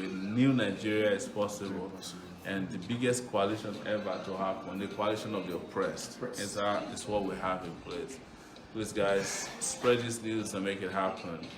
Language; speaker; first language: English; non-native, local second language; Yoruba